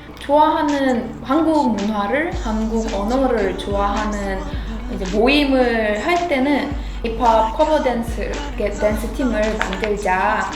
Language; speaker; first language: Korean; non-native, fluent; Romanian